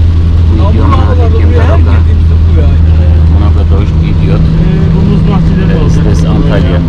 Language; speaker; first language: Russian; non-native, learner; Turkish